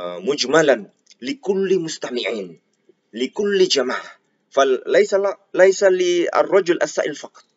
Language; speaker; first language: Arabic; non-native, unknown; Indonesian